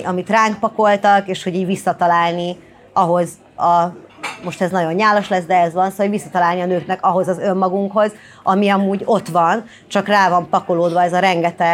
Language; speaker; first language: Hungarian; native; Hungarian